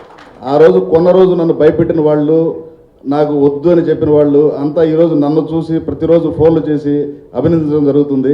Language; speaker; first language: Telugu; native; Telugu